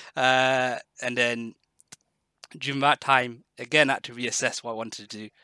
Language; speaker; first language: English; native; English